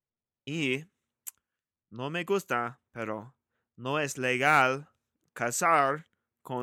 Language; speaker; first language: Spanish; non-native, learner; English